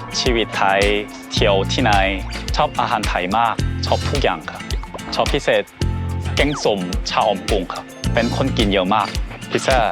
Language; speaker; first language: Thai; non-native, learner; Korean